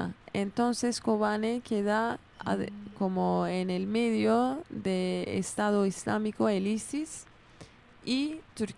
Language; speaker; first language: Spanish; non-native, fluent; Kurdish